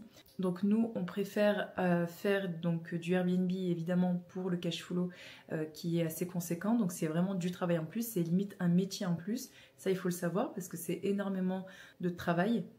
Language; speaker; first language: French; native; French